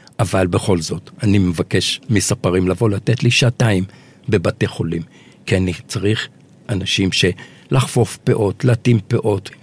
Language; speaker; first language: Hebrew; early bilingual, other home language; Arabic